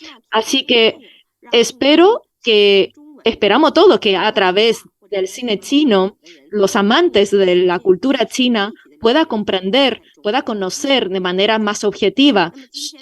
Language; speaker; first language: Spanish; non-native, fluent; Chinese